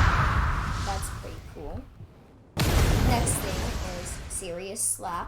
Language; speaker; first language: English; native; English